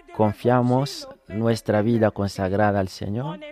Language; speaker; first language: Spanish; non-native, fluent; French